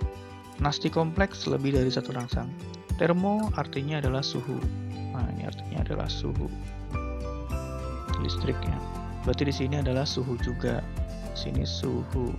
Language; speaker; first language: Indonesian; native; Indonesian